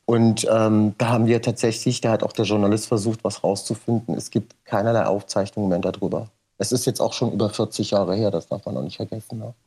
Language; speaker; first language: German; native; German